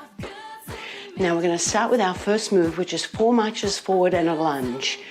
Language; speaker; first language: English; native; English